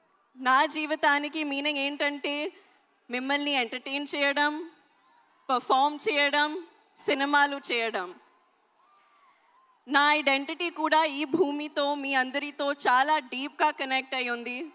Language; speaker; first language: Telugu; non-native, learner; Hindi